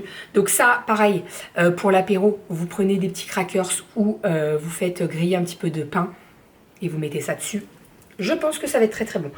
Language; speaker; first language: French; native; French